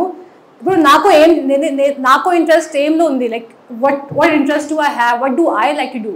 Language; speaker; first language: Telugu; non-native, learner; Hindi